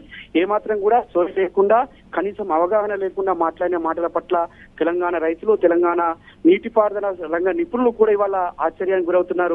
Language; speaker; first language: Telugu; native; Telugu